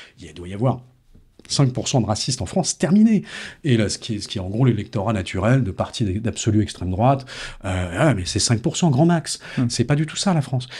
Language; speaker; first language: French; native; French